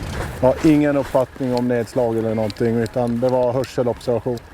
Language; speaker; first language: Swedish; native; Swedish